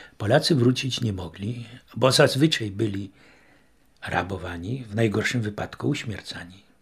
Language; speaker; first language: Polish; native; Polish